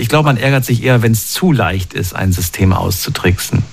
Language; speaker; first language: German; native; German